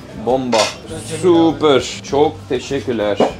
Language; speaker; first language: Turkish; non-native, learner; French